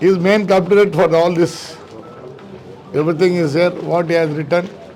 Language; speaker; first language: English; non-native, local second language; Telugu